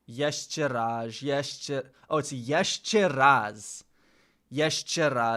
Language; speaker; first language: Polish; non-native, learner; English